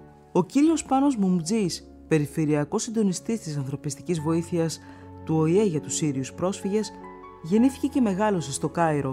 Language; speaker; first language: Greek; native; Greek